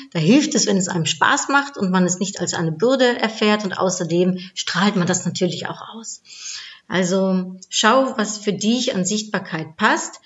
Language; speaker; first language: German; non-native, fluent; Dutch